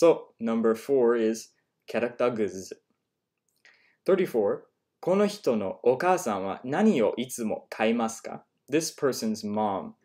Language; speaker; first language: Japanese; non-native, learner; English